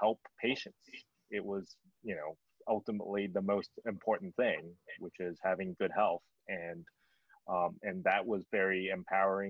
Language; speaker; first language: English; non-native, local second language; Cantonese